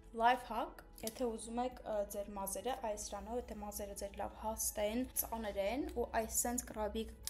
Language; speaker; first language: Armenian; early bilingual, heritage; Armenian